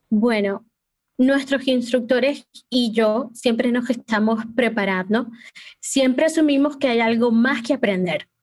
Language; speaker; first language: Spanish; native; Spanish